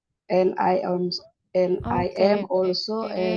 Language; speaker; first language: English; non-native, learner; Indonesian